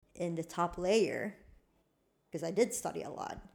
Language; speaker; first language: English; non-native, fluent; Swedish